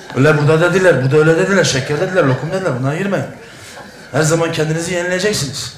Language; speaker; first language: Turkish; native; Turkish